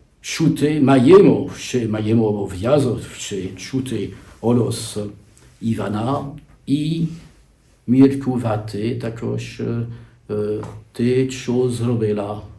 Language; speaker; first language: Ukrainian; non-native, learner; French